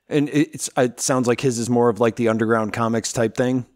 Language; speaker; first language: English; native; English